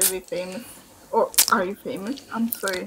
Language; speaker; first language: English; non-native, fluent; Slovak